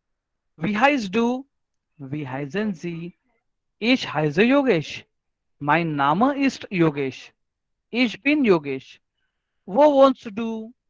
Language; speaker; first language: German; non-native, learner; Marathi